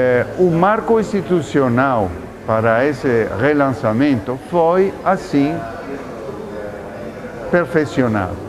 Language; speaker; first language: Portuguese; non-native, fluent; Italian